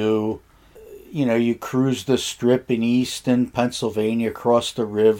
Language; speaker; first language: English; native; English